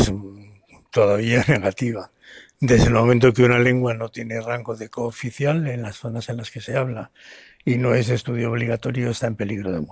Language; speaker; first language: Spanish; native; Spanish